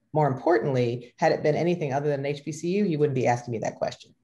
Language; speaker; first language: English; native; English